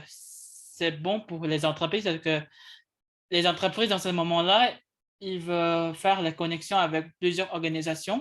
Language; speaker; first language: French; non-native, learner; English